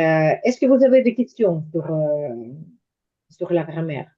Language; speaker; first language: French; non-native, fluent; Ukrainian